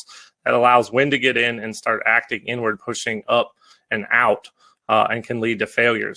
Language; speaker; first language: English; native; English